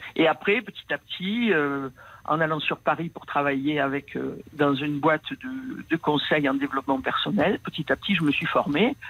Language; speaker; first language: French; native; French